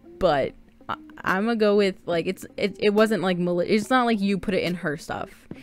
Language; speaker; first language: English; native; English